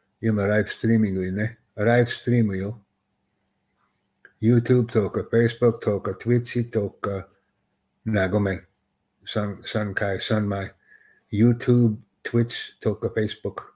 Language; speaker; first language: Japanese; non-native, learner; English